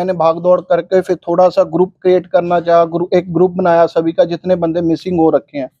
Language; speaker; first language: Hindi; non-native, local second language; Punjabi